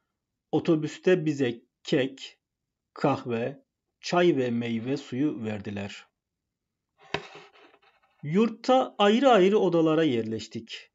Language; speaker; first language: Turkish; non-native, fluent; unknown